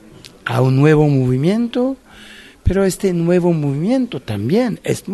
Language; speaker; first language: Spanish; non-native, fluent; French